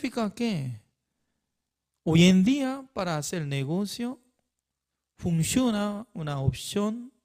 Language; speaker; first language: Spanish; non-native, fluent; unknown